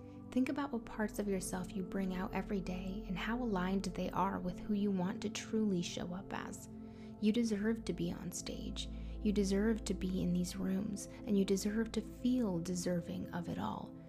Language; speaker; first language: English; early bilingual, other home language; Spanish